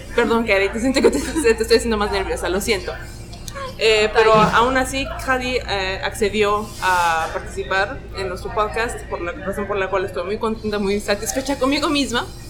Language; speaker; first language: Spanish; native; Spanish